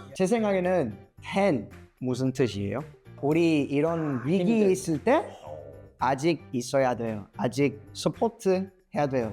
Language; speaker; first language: Korean; non-native, learner; English